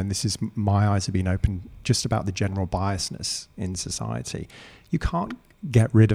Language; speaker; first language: English; native; English